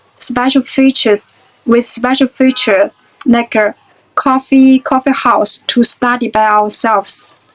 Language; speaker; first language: English; non-native, fluent; Chinese